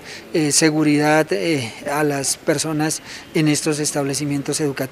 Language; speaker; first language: Spanish; native; Spanish